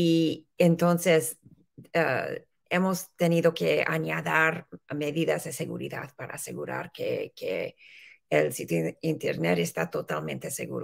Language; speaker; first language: Spanish; early bilingual, heritage; Spanish